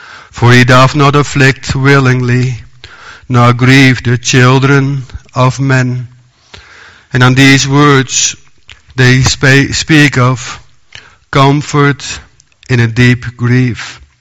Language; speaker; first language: English; non-native, fluent; Dutch